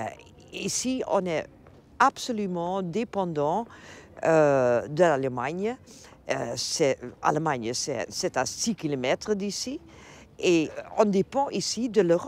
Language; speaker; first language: French; non-native, fluent; Dutch